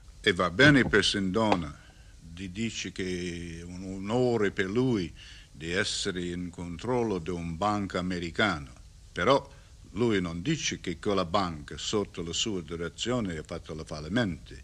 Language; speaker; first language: Italian; non-native, learner; English